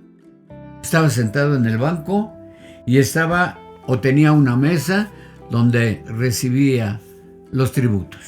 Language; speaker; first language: Spanish; native; Spanish